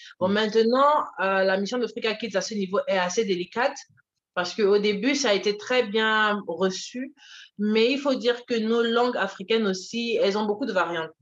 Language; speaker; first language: French; early bilingual, other home language; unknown